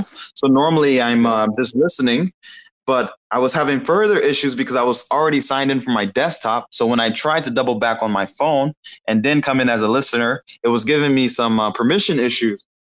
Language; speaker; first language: English; native; English